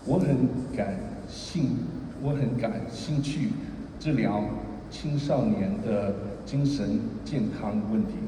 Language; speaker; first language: Chinese; early bilingual, heritage; Chinese